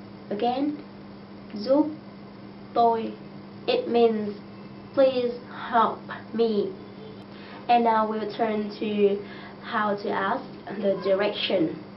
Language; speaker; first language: English; non-native, fluent; Vietnamese